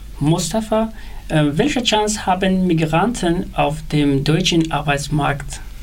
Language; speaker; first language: German; non-native, learner; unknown